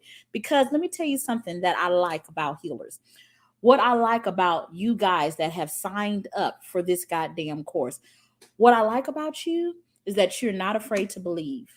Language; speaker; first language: English; native; English